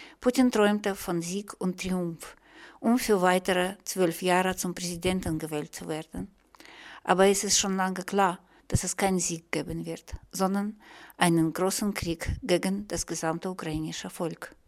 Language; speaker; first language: German; non-native, fluent; Russian